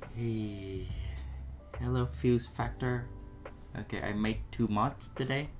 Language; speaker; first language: English; non-native, fluent; Vietnamese